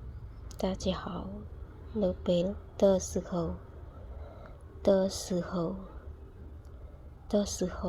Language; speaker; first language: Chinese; non-native, fluent; Khmer